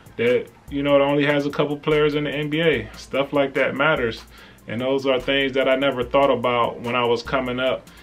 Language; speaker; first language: English; native; English